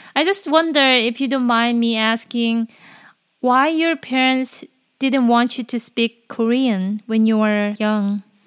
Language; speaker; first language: English; non-native, fluent; Korean